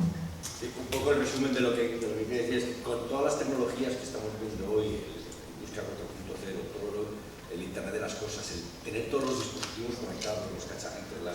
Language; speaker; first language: Spanish; native; Spanish